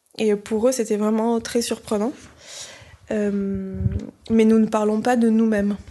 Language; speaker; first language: French; non-native, fluent; Bini